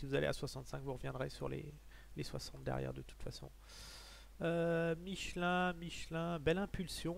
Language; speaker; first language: French; native; French